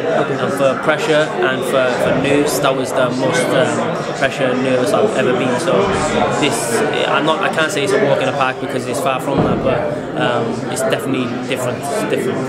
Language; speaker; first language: English; native; English